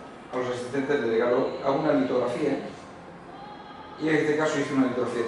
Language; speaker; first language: Spanish; native; Spanish